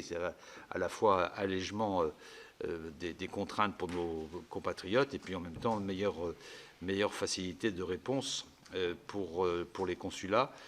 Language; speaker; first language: French; native; French